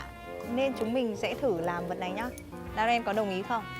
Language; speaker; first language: Vietnamese; native; Vietnamese